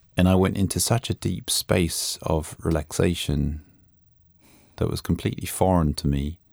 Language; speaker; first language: English; native; English